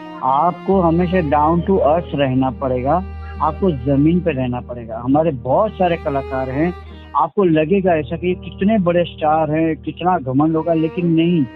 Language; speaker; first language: Hindi; native; Hindi